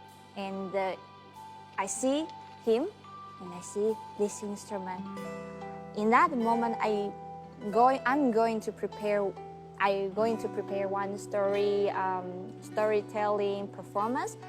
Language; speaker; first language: English; non-native, learner; Chinese